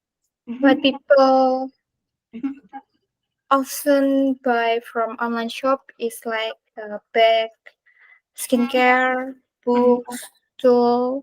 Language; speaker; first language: English; non-native, fluent; Indonesian